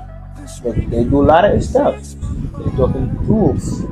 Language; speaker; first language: English; non-native, learner; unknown